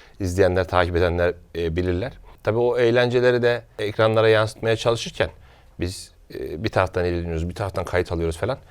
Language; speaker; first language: Turkish; native; Turkish